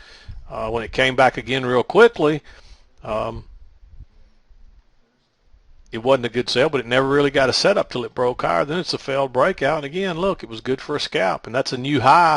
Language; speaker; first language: English; native; English